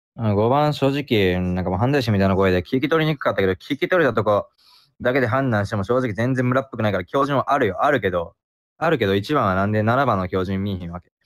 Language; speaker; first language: Japanese; native; Japanese